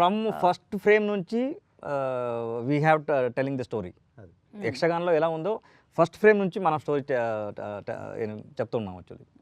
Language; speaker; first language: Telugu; non-native, learner; Kannada